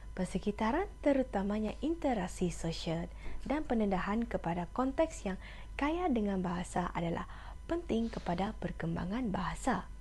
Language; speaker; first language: Malay; non-native, local second language; Iban